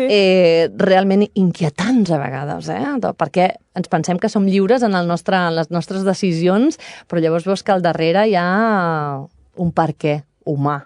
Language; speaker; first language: Catalan; native; Catalan